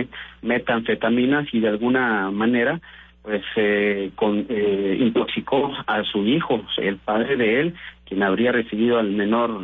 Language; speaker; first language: Spanish; native; Spanish